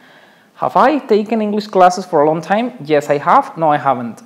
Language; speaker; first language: English; non-native, fluent; Spanish